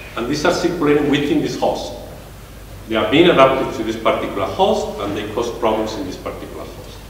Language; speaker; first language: English; non-native, fluent; Spanish